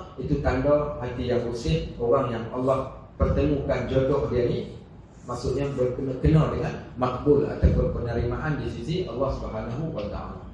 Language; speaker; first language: Malay; native; Malay